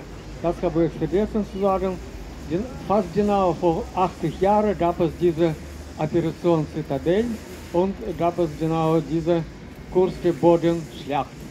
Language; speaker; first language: German; non-native, learner; Russian